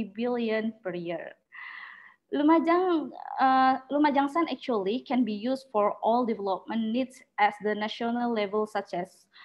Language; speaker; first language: English; non-native, learner; Indonesian